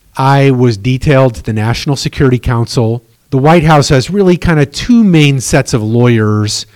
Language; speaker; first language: English; native; English